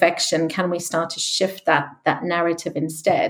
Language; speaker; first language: English; native; English